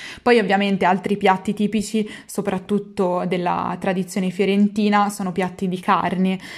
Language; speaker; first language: Italian; native; Italian